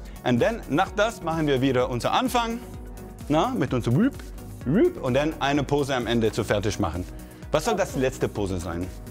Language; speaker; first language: German; non-native, fluent; French